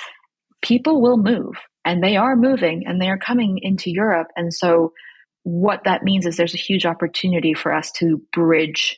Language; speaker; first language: English; early bilingual, other home language; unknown